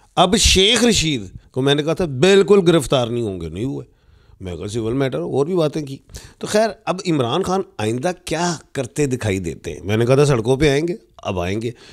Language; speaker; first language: Urdu; non-native, local second language; Punjabi